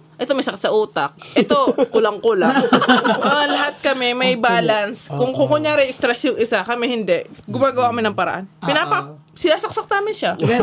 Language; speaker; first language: Filipino; native; Filipino